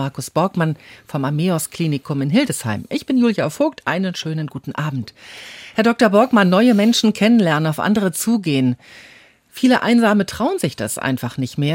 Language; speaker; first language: German; native; German